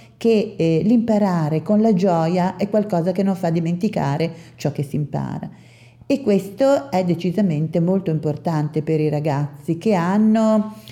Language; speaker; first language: Italian; native; Italian